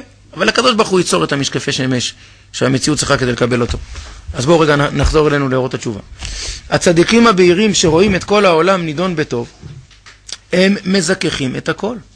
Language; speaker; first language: Hebrew; native; Hebrew